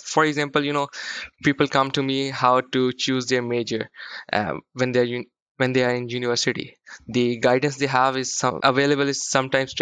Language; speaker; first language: English; non-native, local second language; Urdu